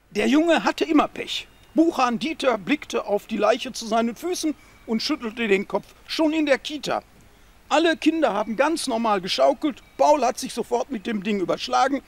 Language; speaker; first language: German; native; German